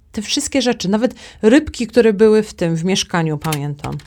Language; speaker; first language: Polish; early bilingual, heritage; Polish